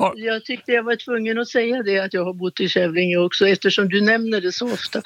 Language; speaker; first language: Swedish; native; Swedish